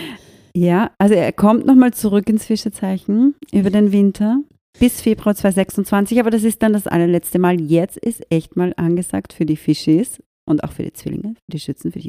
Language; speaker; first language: German; native; German